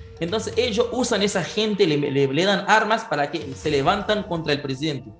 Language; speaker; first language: Spanish; non-native, fluent; Haitian Creole